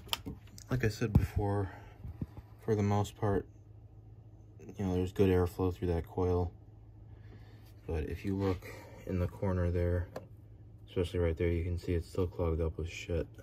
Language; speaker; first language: English; native; English